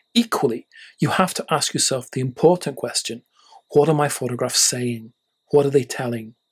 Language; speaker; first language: English; native; English